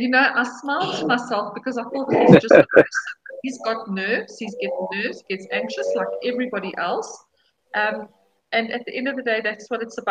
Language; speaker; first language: English; native; English